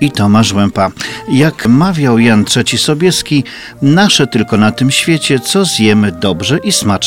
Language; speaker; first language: Polish; native; Polish